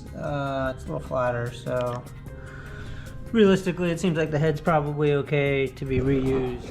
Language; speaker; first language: English; native; English